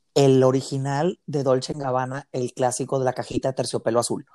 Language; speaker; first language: Spanish; native; Spanish